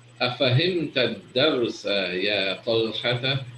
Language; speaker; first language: Arabic; non-native, fluent; English